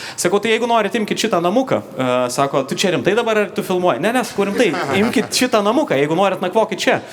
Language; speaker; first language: Lithuanian; native; Lithuanian